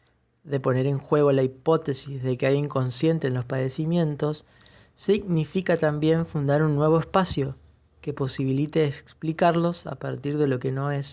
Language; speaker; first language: Spanish; native; Spanish